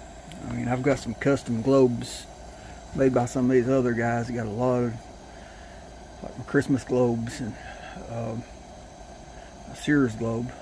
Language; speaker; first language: English; native; English